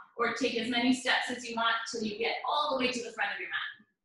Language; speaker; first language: English; native; English